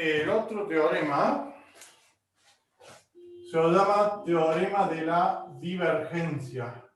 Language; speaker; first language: Spanish; native; Spanish